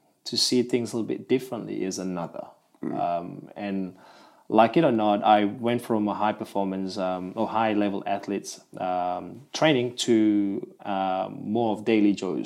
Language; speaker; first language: English; non-native, local second language; Malay